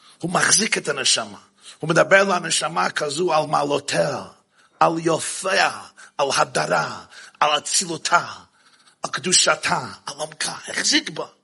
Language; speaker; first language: Hebrew; non-native, fluent; English